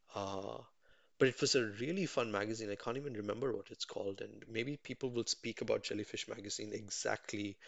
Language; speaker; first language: English; non-native, local second language; Tamil